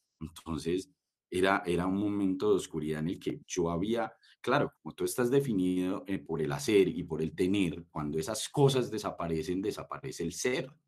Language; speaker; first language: Spanish; native; Spanish